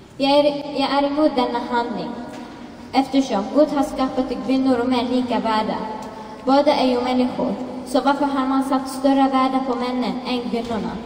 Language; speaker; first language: Swedish; non-native, fluent; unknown